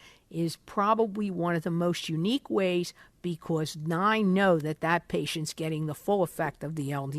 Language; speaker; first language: English; native; English